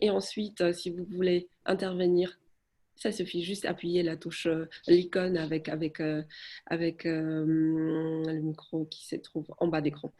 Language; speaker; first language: French; non-native, fluent; Polish